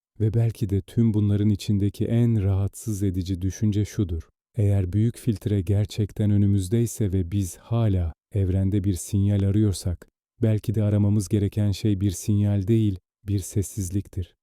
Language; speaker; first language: Turkish; native; Turkish